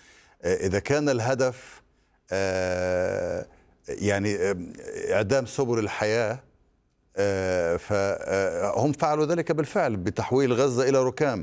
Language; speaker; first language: Arabic; native; Arabic